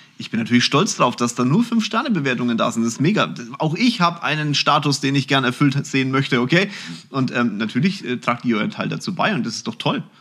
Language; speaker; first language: German; early bilingual, other home language; Turkish